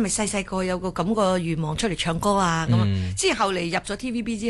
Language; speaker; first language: Cantonese; early bilingual, heritage; Cantonese